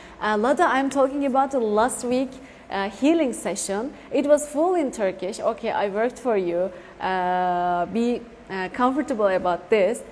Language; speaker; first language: English; non-native, fluent; Turkish